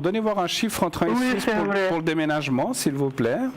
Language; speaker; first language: French; native; French